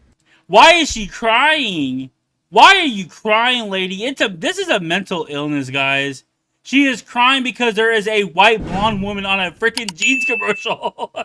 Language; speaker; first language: English; native; English